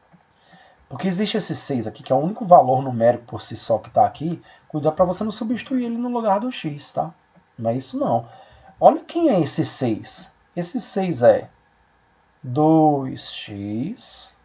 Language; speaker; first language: Portuguese; native; Portuguese